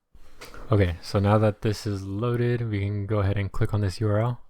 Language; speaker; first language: English; native; English